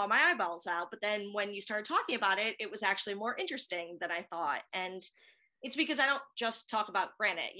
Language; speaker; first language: English; native; English